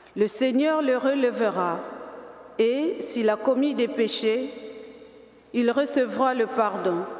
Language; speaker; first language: French; native; French